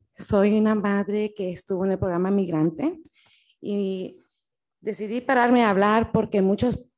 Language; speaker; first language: Spanish; early bilingual, heritage; Spanish